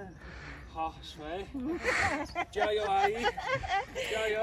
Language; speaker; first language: Chinese; non-native, learner; English